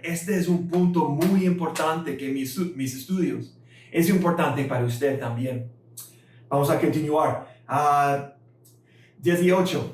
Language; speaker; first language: Spanish; non-native, fluent; English